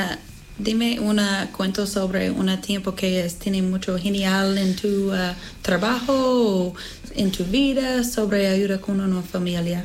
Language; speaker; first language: Spanish; non-native, learner; English